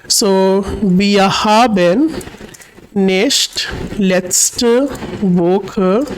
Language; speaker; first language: German; non-native, learner; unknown